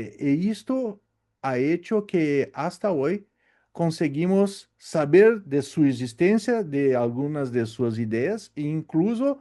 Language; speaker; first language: Spanish; non-native, learner; Portuguese